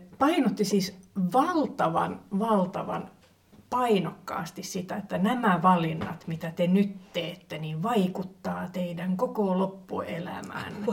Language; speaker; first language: Finnish; non-native, local second language; Swedish